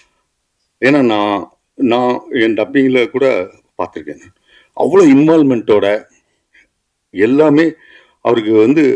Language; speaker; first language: Tamil; native; Tamil